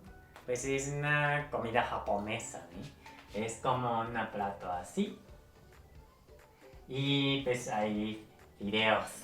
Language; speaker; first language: Spanish; non-native, fluent; Japanese